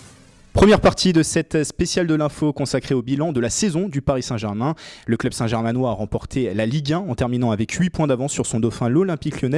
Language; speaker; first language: French; native; French